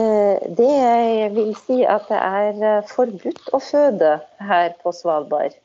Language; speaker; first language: Norwegian; non-native, fluent; Arabic